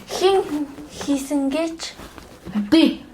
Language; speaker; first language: Mongolian; early bilingual, heritage; Mongolian